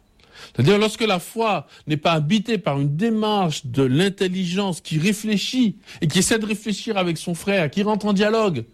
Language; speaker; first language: French; native; French